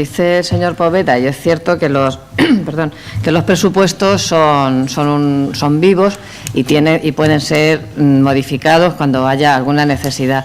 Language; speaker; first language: Spanish; native; Spanish